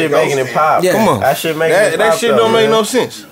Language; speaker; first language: English; native; English